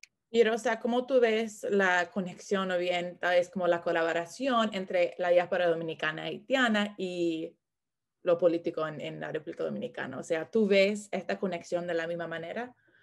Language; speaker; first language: Spanish; non-native, fluent; English